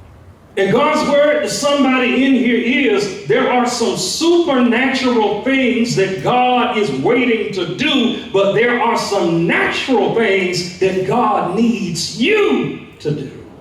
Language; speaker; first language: English; native; English